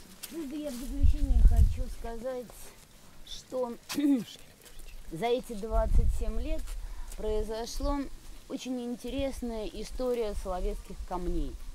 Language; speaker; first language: Russian; native; Russian